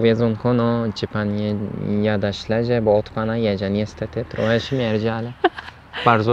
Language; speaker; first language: Polish; non-native, fluent; Turkish